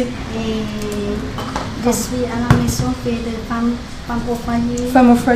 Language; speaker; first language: French; non-native, learner; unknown